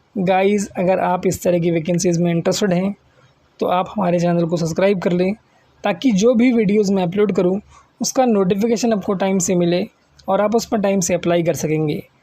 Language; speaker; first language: Hindi; native; Hindi